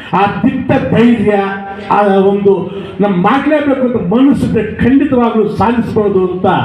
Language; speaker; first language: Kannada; non-native, local second language; Telugu